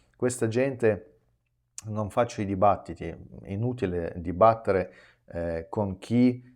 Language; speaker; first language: Italian; non-native, fluent; Russian